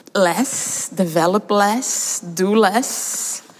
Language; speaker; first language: English; early bilingual, other home language; Portuguese